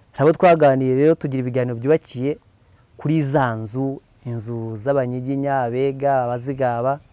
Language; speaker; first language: Kinyarwanda; native; Kinyarwanda